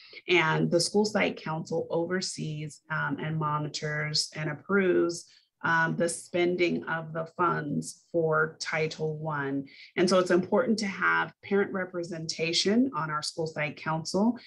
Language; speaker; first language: English; native; English